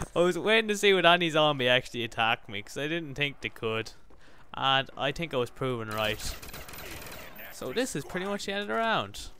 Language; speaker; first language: English; native; English